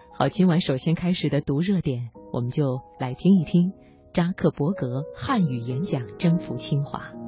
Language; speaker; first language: Chinese; native; Chinese